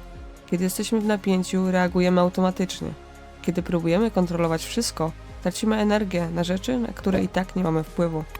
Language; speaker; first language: Polish; native; Polish